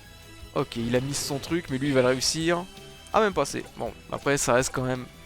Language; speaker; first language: French; native; French